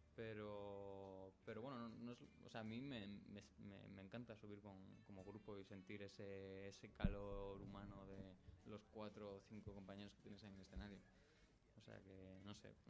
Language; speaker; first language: Spanish; non-native, fluent; English